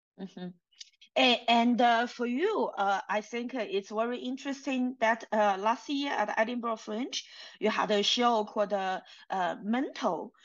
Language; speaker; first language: English; non-native, fluent; Chinese